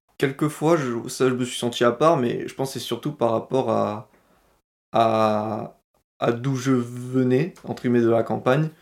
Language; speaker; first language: French; native; French